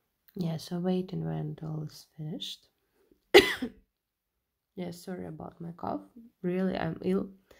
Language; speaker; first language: English; non-native, learner; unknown